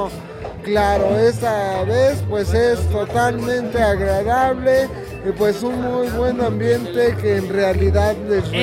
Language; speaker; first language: Spanish; native; Spanish